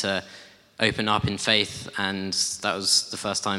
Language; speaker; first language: English; native; English